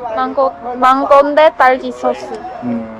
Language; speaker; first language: Korean; non-native, learner; Khmer